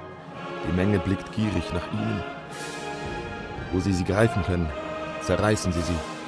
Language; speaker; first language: German; native; German